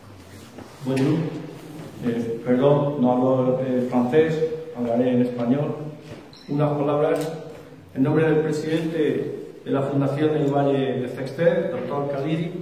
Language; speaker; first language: Spanish; native; Spanish